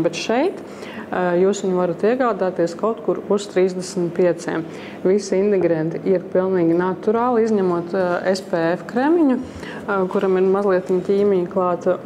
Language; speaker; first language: Latvian; native; Latvian